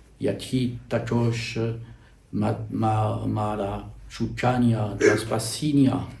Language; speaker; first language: Polish; non-native, learner; French